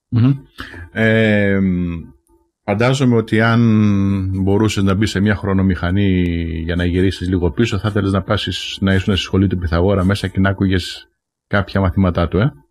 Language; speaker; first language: Greek; native; Greek